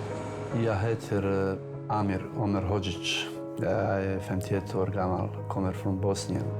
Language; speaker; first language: Swedish; non-native, fluent; Bosnian